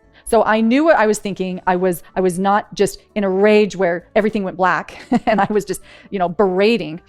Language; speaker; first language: English; native; English